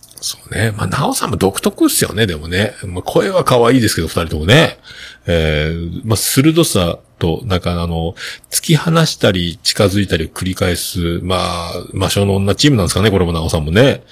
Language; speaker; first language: Japanese; native; Japanese